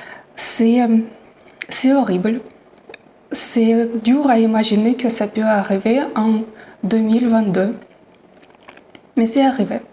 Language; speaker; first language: French; non-native, fluent; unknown